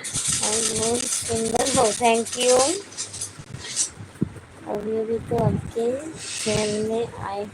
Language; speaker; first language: Hindi; non-native, local second language; Bangla